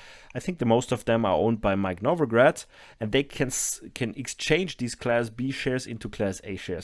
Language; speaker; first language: English; non-native, fluent; German